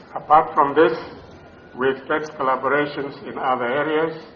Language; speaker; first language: English; non-native, local second language; Luyia